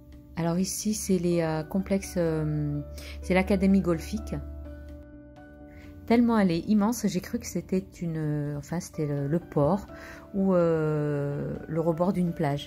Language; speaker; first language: French; non-native, local second language; Arabic